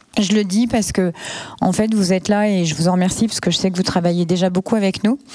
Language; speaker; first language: French; native; French